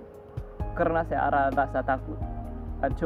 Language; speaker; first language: Indonesian; non-native, learner; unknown